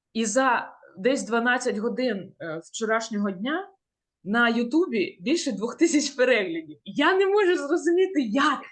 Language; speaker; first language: Ukrainian; native; Ukrainian